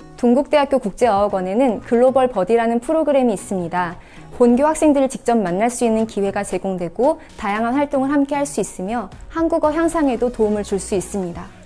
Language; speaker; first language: Korean; native; Korean